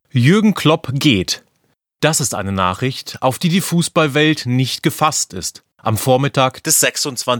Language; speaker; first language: German; native; German